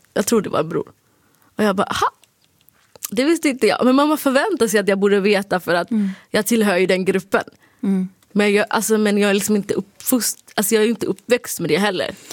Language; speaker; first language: Swedish; early bilingual, other home language; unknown